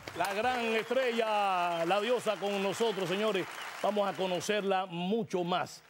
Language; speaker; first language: Spanish; native; Spanish